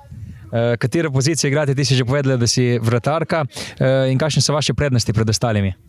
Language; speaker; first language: Slovenian; native; Slovenian